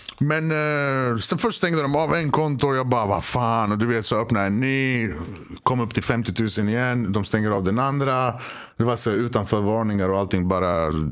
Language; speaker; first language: Swedish; early bilingual, other home language; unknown